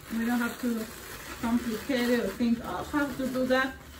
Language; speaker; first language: English; non-native, fluent; Spanish